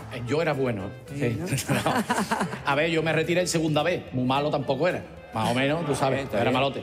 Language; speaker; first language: Spanish; native; Spanish